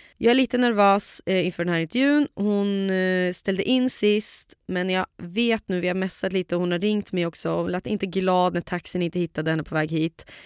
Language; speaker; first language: Swedish; native; Swedish